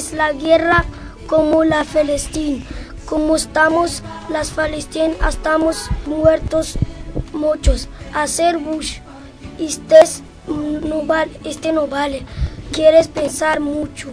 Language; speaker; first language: Spanish; non-native, learner; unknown